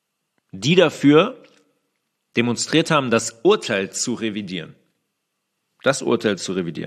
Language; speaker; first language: German; native; German